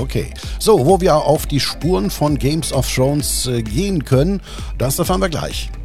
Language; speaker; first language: German; native; German